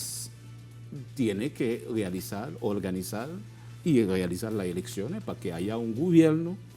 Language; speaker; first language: Spanish; non-native, fluent; Haitian Creole